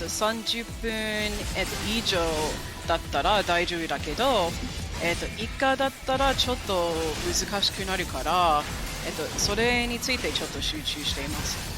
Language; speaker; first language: Japanese; non-native, fluent; English